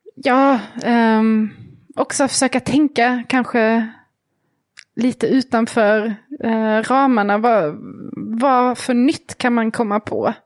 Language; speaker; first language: Swedish; native; Swedish